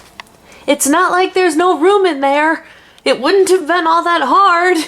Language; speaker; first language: English; native; English